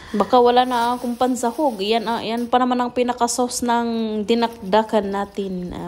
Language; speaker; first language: Filipino; non-native, local second language; Cebuano